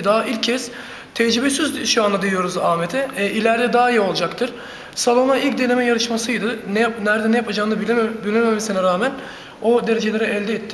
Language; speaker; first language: Turkish; native; Turkish